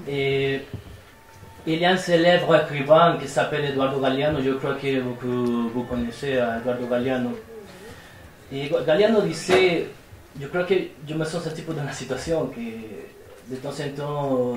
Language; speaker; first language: French; non-native, fluent; Spanish